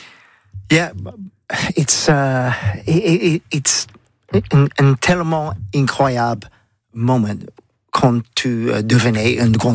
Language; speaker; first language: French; non-native, learner; English